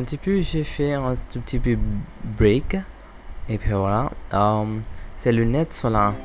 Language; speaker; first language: French; non-native, learner; English